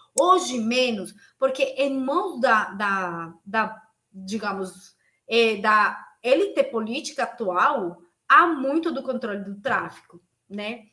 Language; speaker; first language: Portuguese; non-native, fluent; Spanish